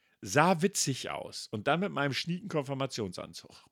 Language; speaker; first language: German; native; German